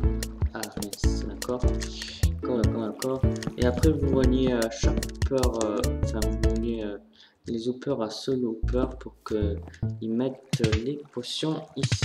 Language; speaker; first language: French; native; French